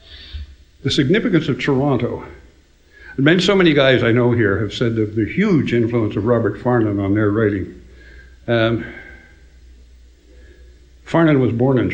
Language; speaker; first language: English; native; English